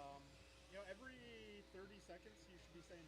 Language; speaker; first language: English; native; English